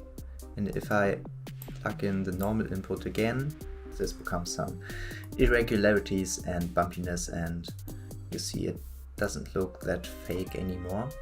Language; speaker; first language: English; non-native, fluent; German